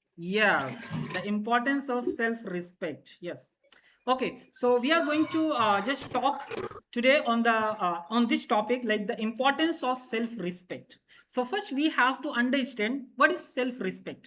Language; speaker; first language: English; non-native, fluent; Hindi